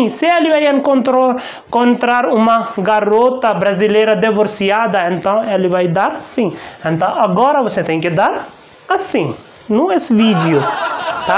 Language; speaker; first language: Portuguese; non-native, learner; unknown